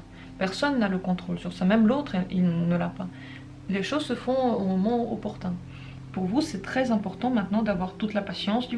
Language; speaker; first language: French; native; French